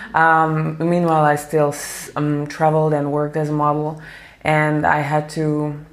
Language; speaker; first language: English; non-native, fluent; Slovak